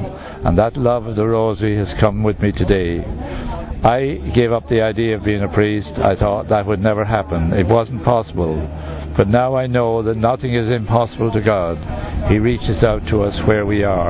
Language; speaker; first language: English; native; English